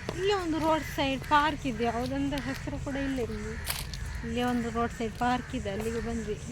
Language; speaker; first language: Kannada; non-native, local second language; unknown